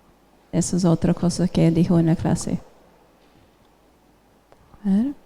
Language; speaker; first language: Spanish; non-native, fluent; English